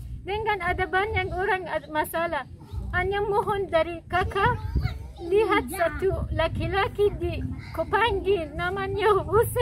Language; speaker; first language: Indonesian; non-native, learner; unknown